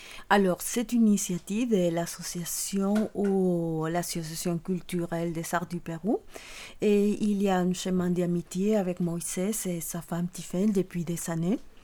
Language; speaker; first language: French; non-native, fluent; Spanish